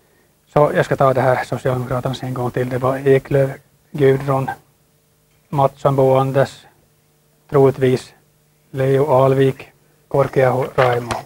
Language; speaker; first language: Swedish; native; Swedish